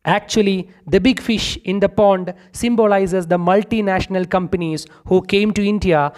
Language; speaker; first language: English; non-native, local second language; Malayalam